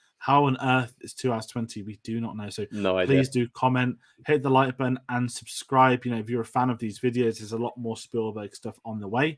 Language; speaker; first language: English; native; English